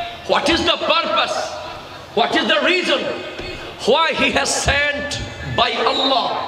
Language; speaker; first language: English; non-native, local second language; Bangla